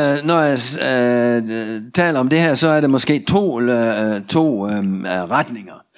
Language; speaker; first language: Danish; non-native, fluent; Russian